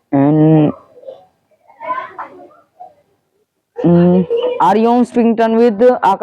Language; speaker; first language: English; non-native, learner; Hindi